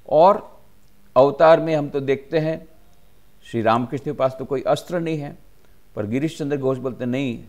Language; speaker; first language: Hindi; non-native, local second language; Gujarati